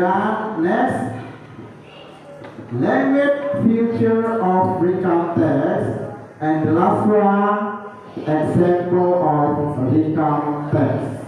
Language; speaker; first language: English; non-native, local second language; Indonesian